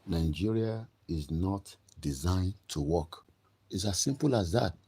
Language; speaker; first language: English; non-native, local second language; Yoruba